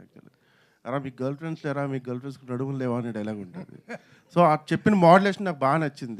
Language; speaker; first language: Telugu; native; Telugu